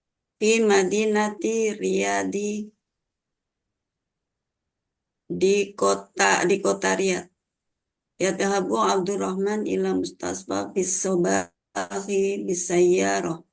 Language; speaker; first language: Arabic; non-native, learner; Indonesian